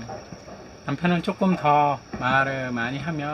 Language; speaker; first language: Korean; non-native, learner; Khmer